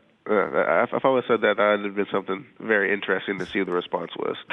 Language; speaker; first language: English; native; English